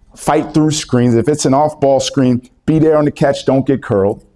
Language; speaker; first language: English; native; English